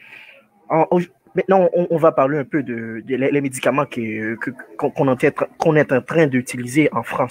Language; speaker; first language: French; non-native, fluent; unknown